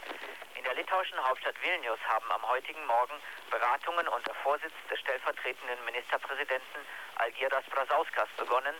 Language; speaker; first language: German; native; German